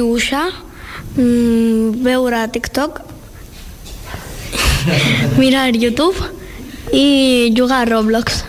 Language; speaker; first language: Catalan; non-native, learner; Georgian